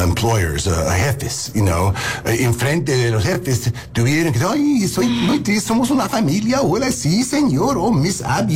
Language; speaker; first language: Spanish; early bilingual, heritage; Spanish